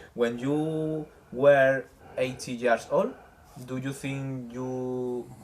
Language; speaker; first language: English; non-native, learner; Spanish